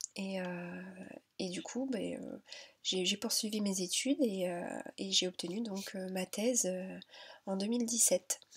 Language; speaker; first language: French; native; French